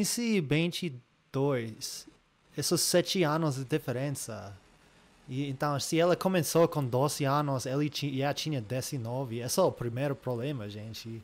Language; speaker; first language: Portuguese; non-native, fluent; English